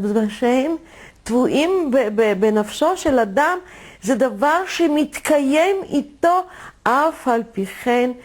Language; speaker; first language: Hebrew; non-native, fluent; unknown